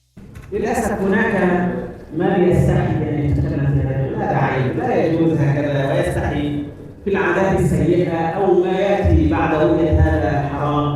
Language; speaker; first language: Arabic; native; Arabic